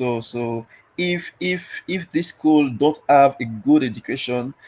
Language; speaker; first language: English; non-native, learner; French